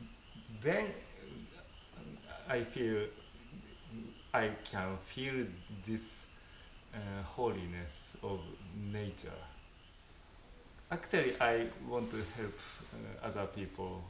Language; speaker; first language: English; non-native, fluent; Japanese